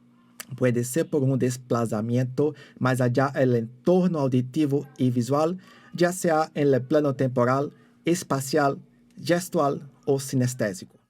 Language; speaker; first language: Spanish; non-native, fluent; Portuguese